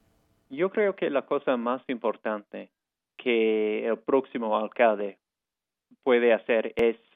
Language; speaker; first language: Spanish; non-native, fluent; English